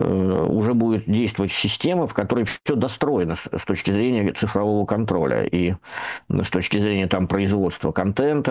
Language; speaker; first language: Russian; native; Russian